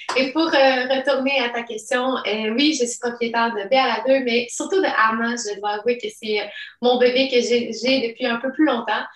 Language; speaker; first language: French; early bilingual, other home language; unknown